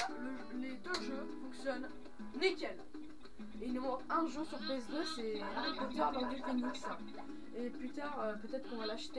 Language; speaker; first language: French; native; French